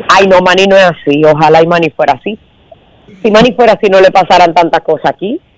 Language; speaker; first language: Spanish; native; Spanish